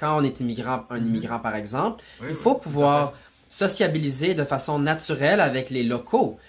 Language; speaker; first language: French; native; French